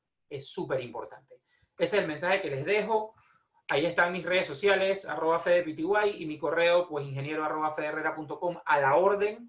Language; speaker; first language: Spanish; native; Spanish